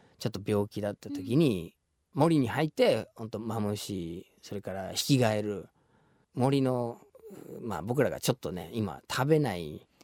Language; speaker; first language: Japanese; non-native, fluent; English